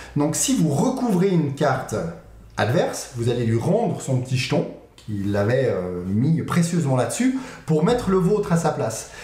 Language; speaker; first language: French; native; French